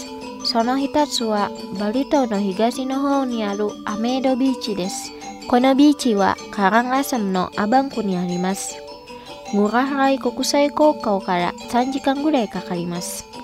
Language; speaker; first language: Japanese; non-native, fluent; Indonesian